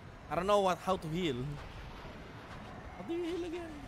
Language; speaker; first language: English; non-native, local second language; Filipino